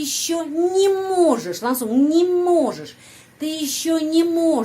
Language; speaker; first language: Russian; non-native, fluent; Indonesian